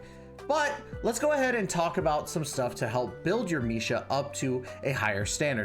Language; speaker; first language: English; native; English